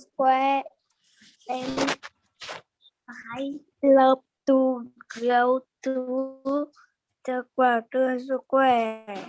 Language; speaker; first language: English; non-native, learner; Vietnamese